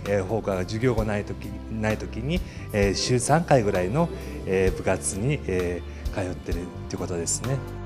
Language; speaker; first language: Japanese; non-native, fluent; Mongolian